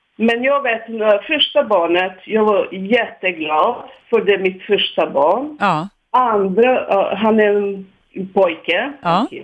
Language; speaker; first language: Swedish; non-native, fluent; Serbian